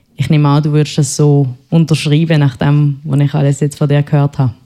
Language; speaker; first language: German; native; German